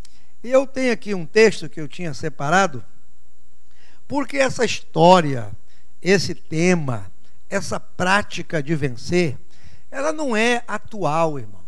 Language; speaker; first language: Portuguese; native; Portuguese